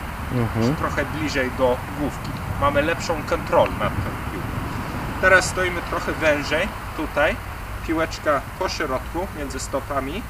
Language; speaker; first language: Polish; early bilingual, heritage; Polish